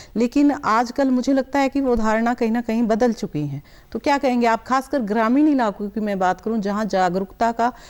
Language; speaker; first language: Hindi; native; Hindi